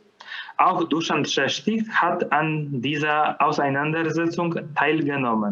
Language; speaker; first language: German; non-native, fluent; Polish